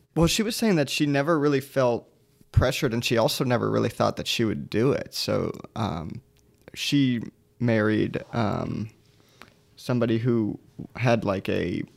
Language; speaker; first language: English; native; English